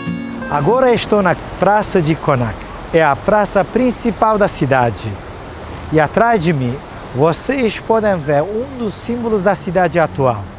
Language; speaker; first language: Portuguese; non-native, fluent; Turkish